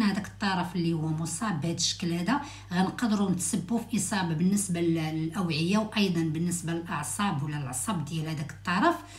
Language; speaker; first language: Arabic; native; Arabic